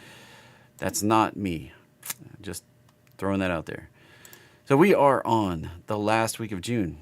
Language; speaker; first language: English; native; English